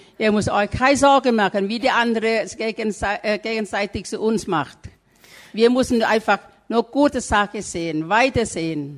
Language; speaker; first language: German; non-native, fluent; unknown